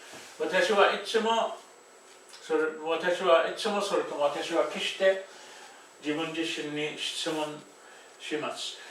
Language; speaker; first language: Japanese; non-native, fluent; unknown